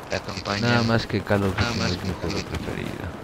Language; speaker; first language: Spanish; native; Spanish